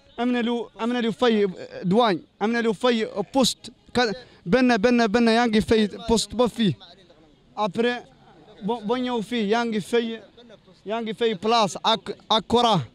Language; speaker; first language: Wolof; non-native, learner; Arabic